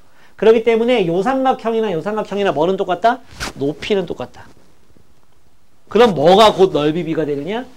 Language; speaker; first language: Korean; native; Korean